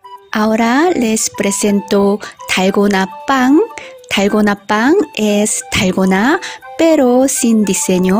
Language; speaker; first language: Spanish; non-native, fluent; Korean